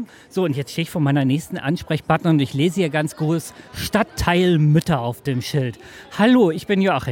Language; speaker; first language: German; native; German